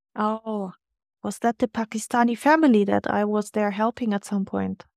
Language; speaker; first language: English; non-native, fluent; German